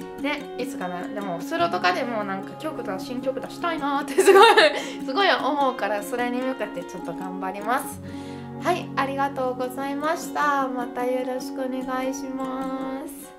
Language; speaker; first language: Japanese; non-native, fluent; Italian